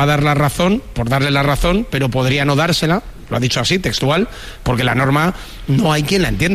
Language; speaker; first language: Spanish; native; Spanish